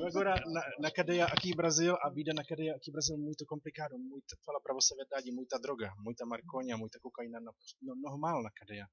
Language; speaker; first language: Portuguese; non-native, learner; Czech